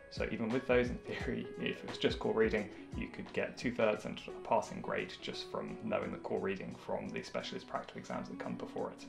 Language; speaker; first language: English; native; English